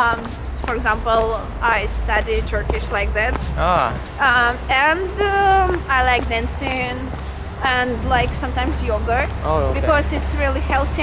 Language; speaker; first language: English; non-native, fluent; Russian